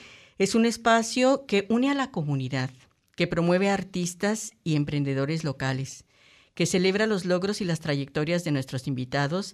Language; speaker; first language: Spanish; native; Spanish